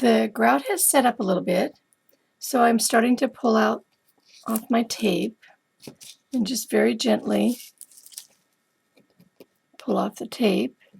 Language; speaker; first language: English; native; English